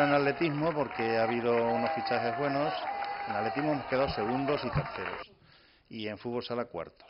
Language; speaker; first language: Spanish; native; Spanish